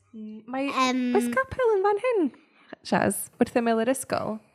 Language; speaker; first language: Welsh; native; Welsh